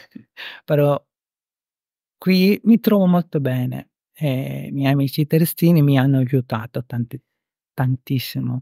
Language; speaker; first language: Italian; non-native, learner; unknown